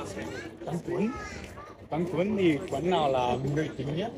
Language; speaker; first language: Vietnamese; non-native, learner; Chinese